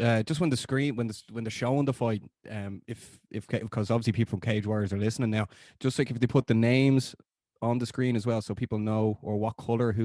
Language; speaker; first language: English; native; English